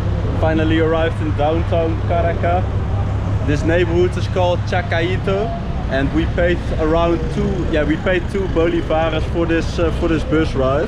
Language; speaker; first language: English; non-native, fluent; Dutch